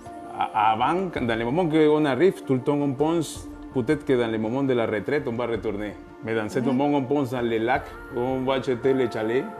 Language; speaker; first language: French; non-native, fluent; Spanish